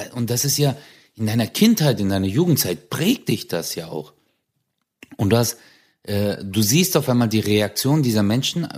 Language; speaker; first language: German; early bilingual, other home language; Turkish